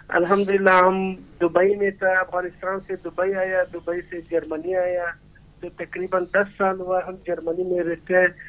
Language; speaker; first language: Urdu; non-native, fluent; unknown